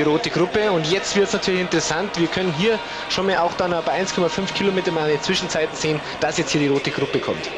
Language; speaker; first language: German; native; German